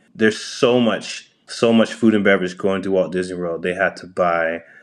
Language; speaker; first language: English; early bilingual, other home language; Japanese